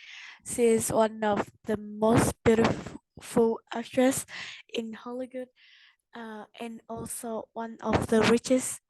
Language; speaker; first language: English; non-native, learner; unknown